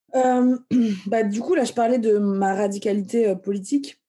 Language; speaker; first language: French; early bilingual, other home language; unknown